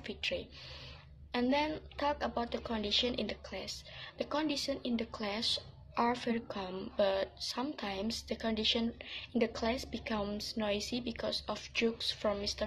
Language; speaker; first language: English; non-native, learner; Indonesian